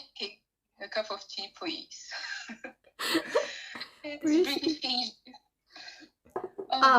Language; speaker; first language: English; non-native, learner; French